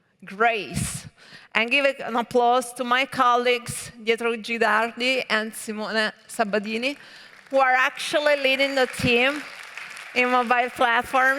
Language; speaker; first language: English; non-native, fluent; Italian